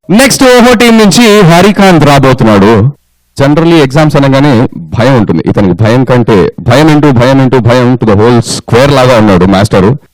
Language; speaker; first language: Telugu; native; Telugu